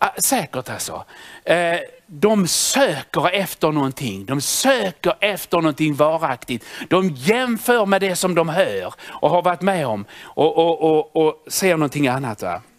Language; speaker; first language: Swedish; native; Swedish